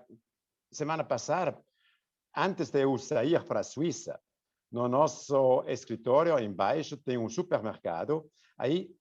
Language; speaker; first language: Portuguese; non-native, fluent; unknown